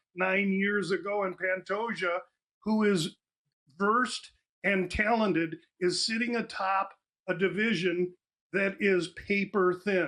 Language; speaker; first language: English; native; English